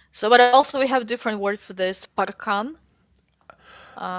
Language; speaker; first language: English; non-native, fluent; Ukrainian